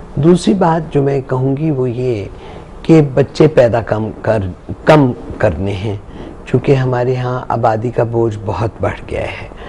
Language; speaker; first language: Urdu; non-native, local second language; Punjabi